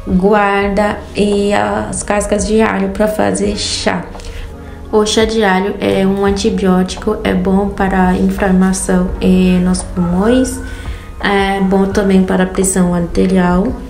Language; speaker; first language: Portuguese; non-native, fluent; Haitian Creole